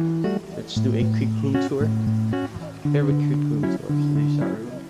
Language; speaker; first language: English; non-native, local second language; Filipino